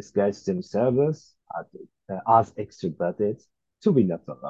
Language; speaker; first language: English; non-native, learner; Japanese